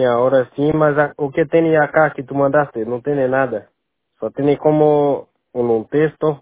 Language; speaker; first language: Spanish; non-native, learner; Portuguese